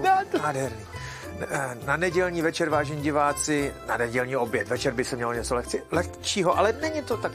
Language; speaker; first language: Czech; native; Czech